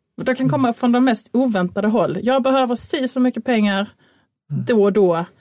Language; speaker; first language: Swedish; native; Swedish